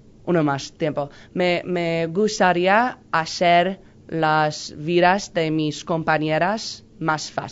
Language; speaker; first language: Spanish; non-native, learner; English